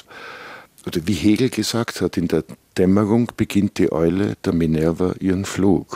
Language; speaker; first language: German; native; German